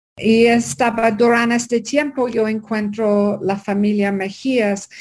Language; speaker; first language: Spanish; non-native, learner; English